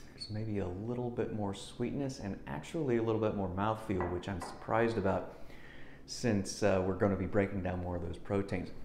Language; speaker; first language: English; native; English